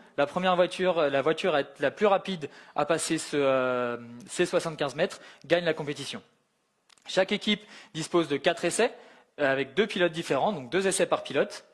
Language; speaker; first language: French; native; French